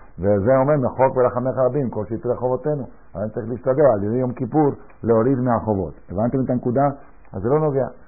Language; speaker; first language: Hebrew; non-native, fluent; Spanish